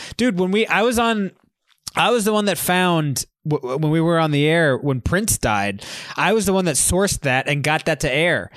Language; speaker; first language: English; native; English